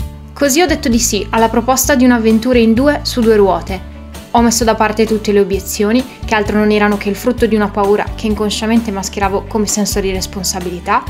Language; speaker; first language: Italian; native; Italian